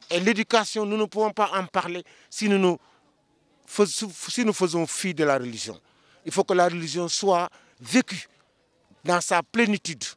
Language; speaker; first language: French; non-native, local second language; Wolof